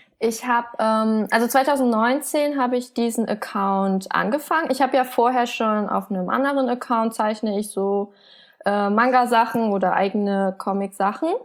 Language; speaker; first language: German; early bilingual, other home language; Vietnamese